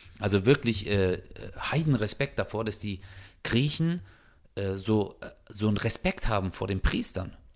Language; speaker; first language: German; early bilingual, other home language; Turkish